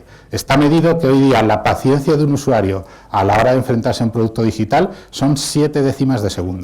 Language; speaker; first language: Spanish; native; Spanish